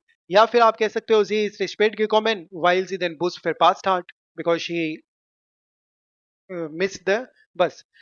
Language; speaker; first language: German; non-native, fluent; Hindi